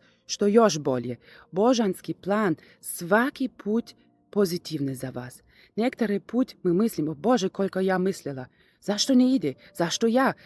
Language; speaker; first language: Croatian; non-native, learner; Russian